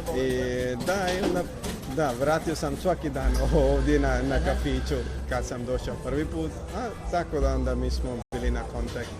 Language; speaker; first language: Croatian; non-native, learner; Punjabi